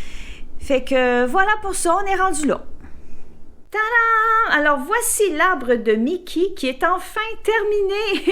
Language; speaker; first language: French; native; French